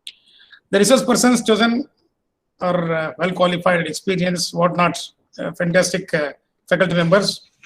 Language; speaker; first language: English; non-native, local second language; Kannada